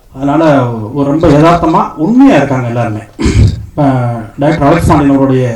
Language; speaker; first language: Tamil; native; Tamil